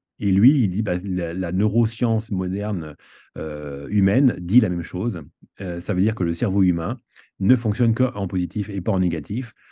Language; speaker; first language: French; native; French